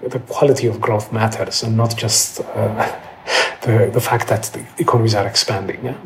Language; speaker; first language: English; non-native, fluent; Amharic